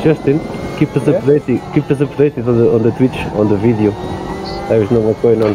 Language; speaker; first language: English; non-native, fluent; Portuguese